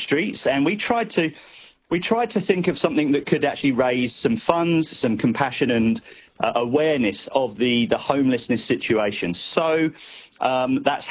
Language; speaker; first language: English; native; English